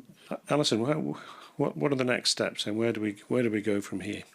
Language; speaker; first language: English; native; English